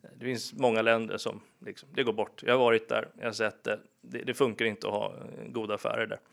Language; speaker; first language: Swedish; early bilingual, other home language; English